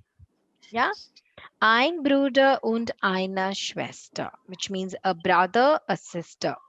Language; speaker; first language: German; non-native, fluent; Malayalam